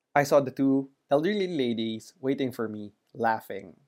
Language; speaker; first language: English; non-native, local second language; Filipino